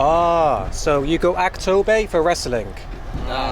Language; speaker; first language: English; native; English